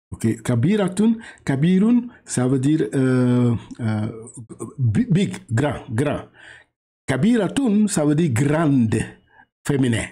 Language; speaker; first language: French; non-native, local second language; Wolof